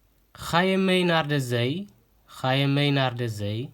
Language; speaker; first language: Dutch; non-native, fluent; Tigrinya